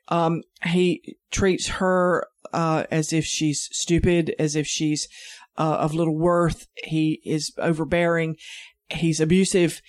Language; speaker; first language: English; native; English